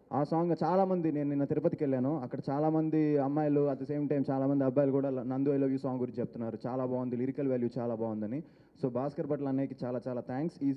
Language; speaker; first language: Telugu; native; Telugu